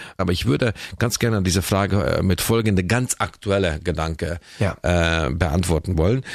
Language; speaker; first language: German; non-native, fluent; Hungarian